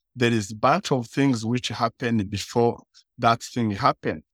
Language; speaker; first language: English; early bilingual, other home language; Kinyarwanda